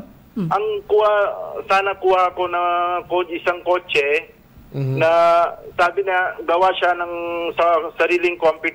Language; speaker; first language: Filipino; non-native, learner; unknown